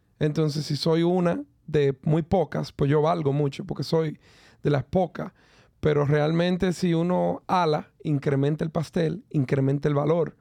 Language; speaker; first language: Spanish; native; Spanish